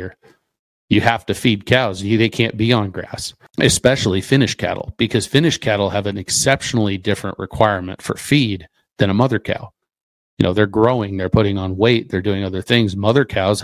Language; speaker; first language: English; native; English